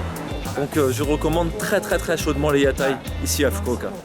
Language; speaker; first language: French; native; French